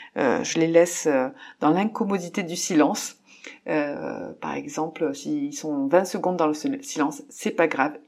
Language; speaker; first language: French; native; French